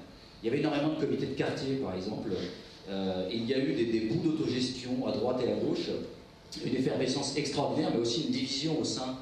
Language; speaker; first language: French; native; French